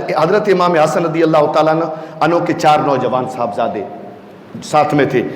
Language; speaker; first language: Urdu; native; Urdu